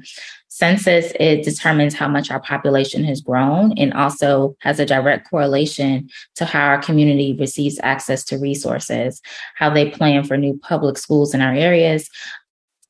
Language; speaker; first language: English; native; English